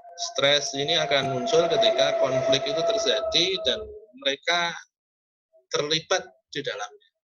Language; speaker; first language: Indonesian; non-native, local second language; Javanese